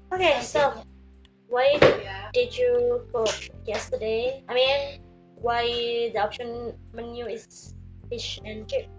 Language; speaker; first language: English; non-native, learner; Indonesian